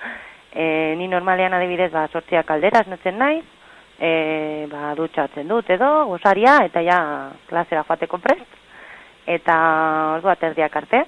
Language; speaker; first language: Basque; non-native, local second language; Spanish